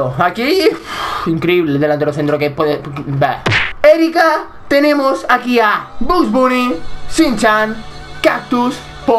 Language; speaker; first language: Spanish; native; Spanish